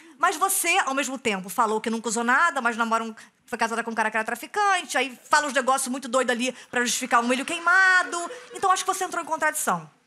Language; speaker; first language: Portuguese; native; Portuguese